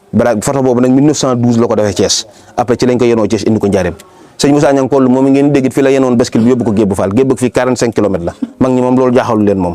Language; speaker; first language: Wolof; native; Wolof